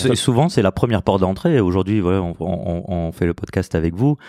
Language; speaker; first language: French; native; French